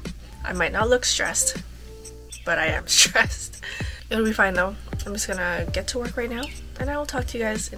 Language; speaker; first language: English; native; English